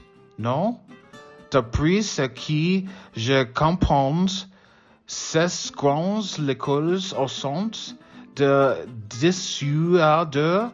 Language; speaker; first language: French; non-native, learner; English